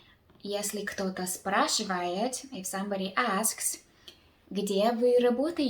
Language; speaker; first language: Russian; early bilingual, heritage; Russian